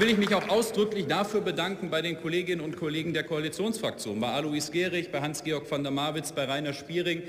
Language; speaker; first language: German; native; German